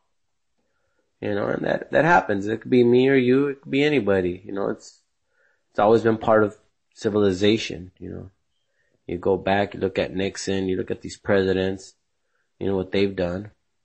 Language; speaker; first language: English; native; English